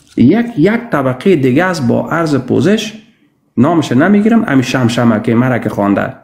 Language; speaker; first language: Persian; native; Persian